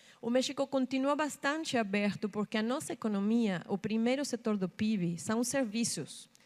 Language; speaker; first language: Portuguese; non-native, fluent; Spanish